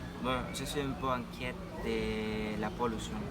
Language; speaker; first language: French; non-native, learner; Spanish